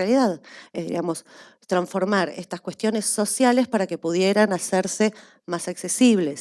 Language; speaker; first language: Spanish; native; Spanish